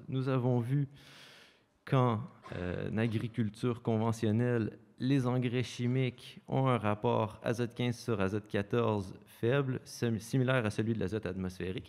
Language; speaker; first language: French; native; French